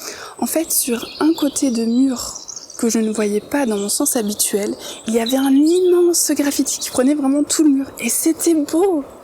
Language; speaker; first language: French; native; French